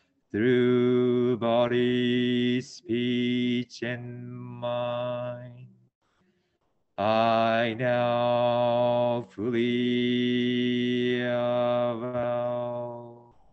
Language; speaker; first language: English; non-native, fluent; Japanese